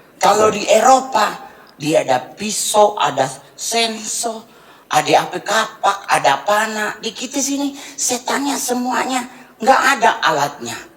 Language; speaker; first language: Indonesian; native; Indonesian